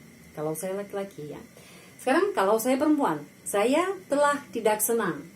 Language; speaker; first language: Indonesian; non-native, fluent; Russian